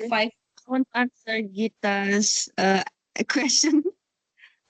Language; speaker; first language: English; non-native, learner; Indonesian